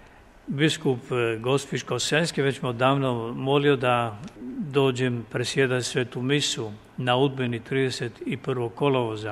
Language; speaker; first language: Croatian; native; Croatian